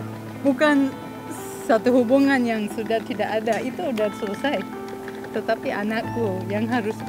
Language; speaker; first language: Indonesian; non-native, fluent; English